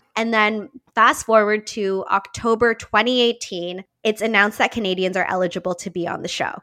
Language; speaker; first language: English; native; English